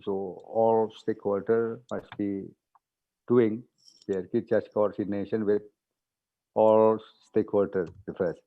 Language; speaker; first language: English; non-native, learner; Indonesian